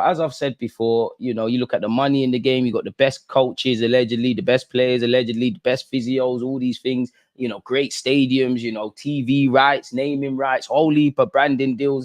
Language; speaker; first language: English; native; English